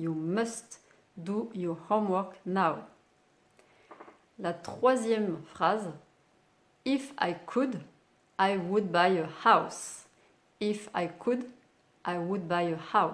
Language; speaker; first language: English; non-native, fluent; French